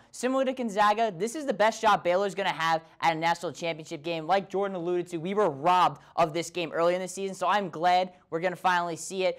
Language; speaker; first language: English; native; English